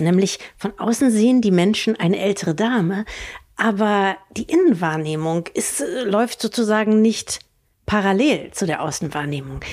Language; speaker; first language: German; native; German